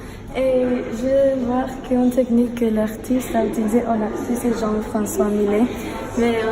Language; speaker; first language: French; non-native, learner; English